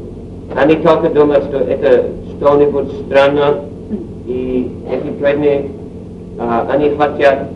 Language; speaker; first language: Russian; non-native, learner; English